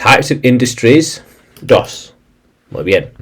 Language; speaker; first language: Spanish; non-native, learner; English